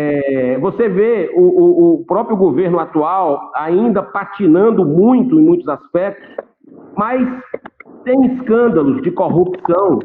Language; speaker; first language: Portuguese; native; Portuguese